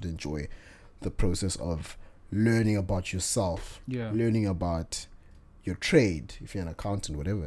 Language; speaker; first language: English; non-native, local second language; Bemba